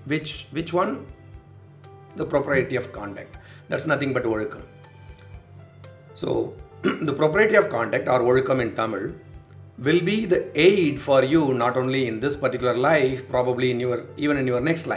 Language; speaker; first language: English; non-native, local second language; Tamil